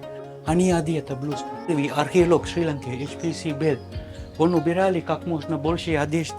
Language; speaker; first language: Russian; non-native, fluent; Sinhala